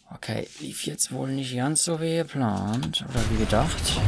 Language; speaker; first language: German; native; German